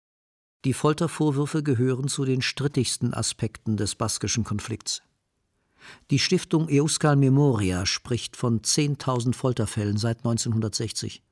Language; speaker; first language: German; native; German